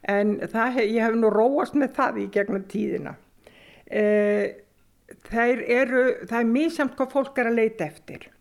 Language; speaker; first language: Icelandic; native; Icelandic